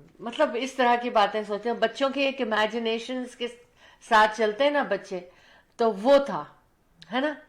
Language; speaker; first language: Urdu; early bilingual, other home language; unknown